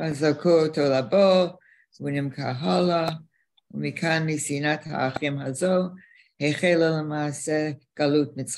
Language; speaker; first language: Hebrew; non-native, learner; English